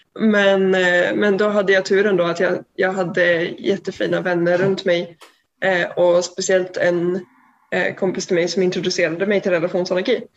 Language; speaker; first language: Swedish; native; Swedish